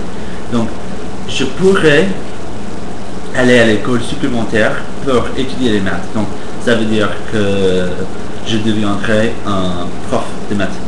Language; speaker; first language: French; non-native, fluent; English